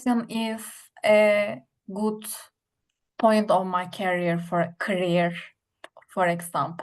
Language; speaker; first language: English; non-native, learner; Turkish